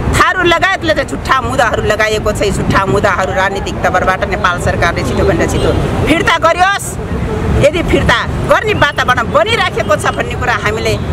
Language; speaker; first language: Nepali; non-native, local second language; Rana Tharu